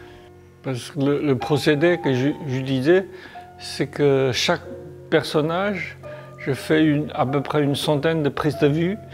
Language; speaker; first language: French; non-native, learner; Chinese